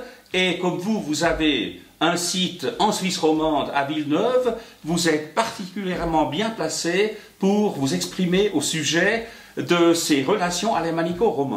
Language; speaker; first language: French; native; French